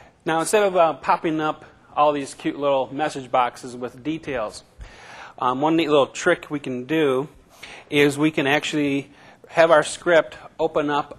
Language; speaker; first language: English; native; English